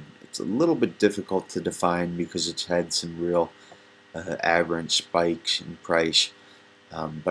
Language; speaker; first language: English; native; English